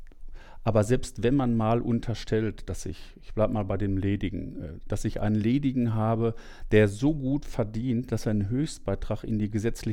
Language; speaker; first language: German; native; German